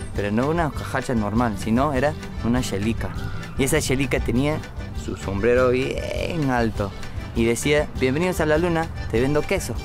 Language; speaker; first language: Spanish; non-native, fluent; English